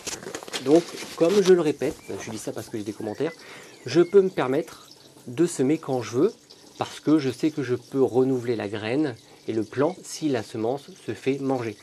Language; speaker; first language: French; native; French